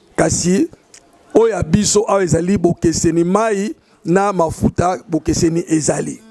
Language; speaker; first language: Lingala; native; Lingala